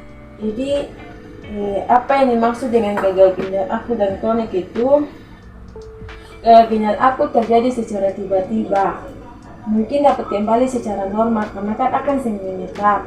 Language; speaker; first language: Indonesian; non-native, local second language; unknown